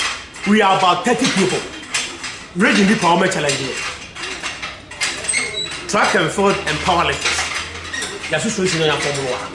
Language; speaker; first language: English; non-native, local second language; Akan